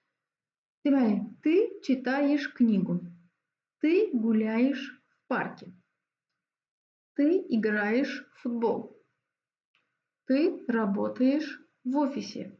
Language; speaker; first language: Russian; non-native, fluent; Azerbaijani